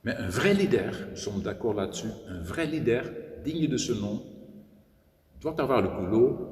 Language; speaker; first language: French; non-native, fluent; Dutch